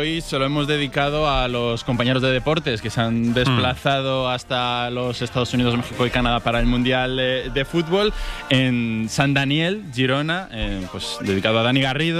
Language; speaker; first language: Spanish; native; Spanish